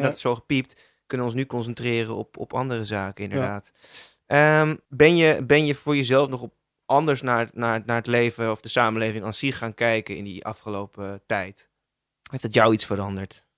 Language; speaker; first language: Dutch; native; Dutch